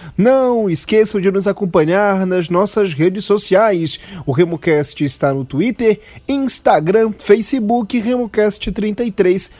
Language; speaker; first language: Portuguese; native; Portuguese